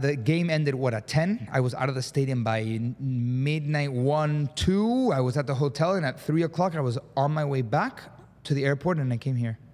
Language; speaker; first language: English; early bilingual, other home language; Spanish